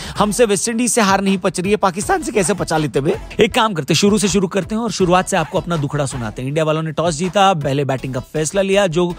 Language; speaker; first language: Hindi; native; Hindi